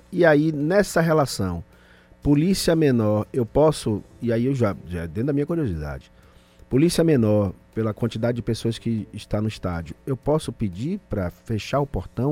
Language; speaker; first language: Portuguese; native; Portuguese